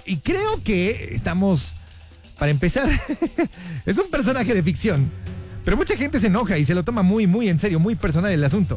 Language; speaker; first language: Spanish; native; Spanish